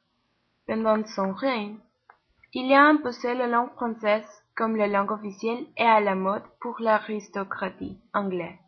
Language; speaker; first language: French; non-native, learner; Spanish